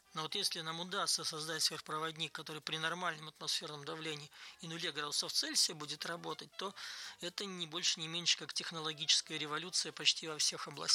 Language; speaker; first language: Russian; native; Russian